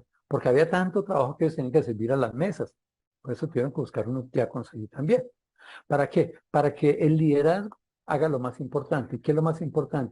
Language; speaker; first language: Spanish; native; Spanish